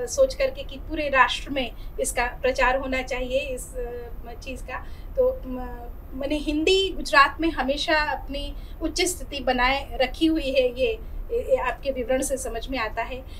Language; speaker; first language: Hindi; native; Hindi